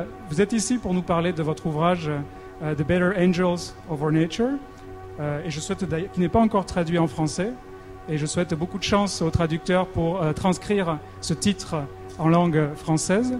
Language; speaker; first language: French; native; French